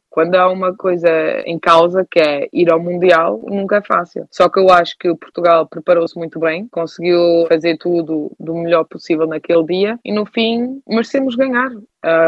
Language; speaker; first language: Portuguese; early bilingual, heritage; German